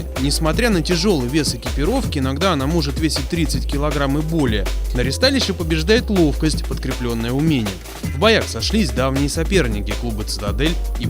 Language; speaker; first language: Russian; native; Russian